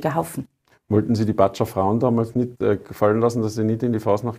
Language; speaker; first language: German; native; German